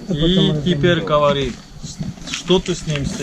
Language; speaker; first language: Russian; non-native, learner; Estonian